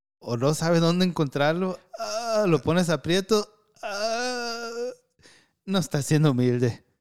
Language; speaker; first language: Spanish; early bilingual, heritage; Spanish